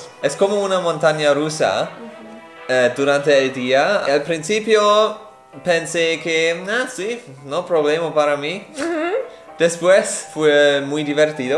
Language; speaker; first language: Spanish; non-native, learner; German